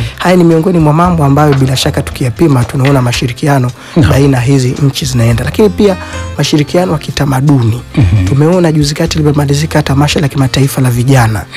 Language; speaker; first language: Swahili; native; Swahili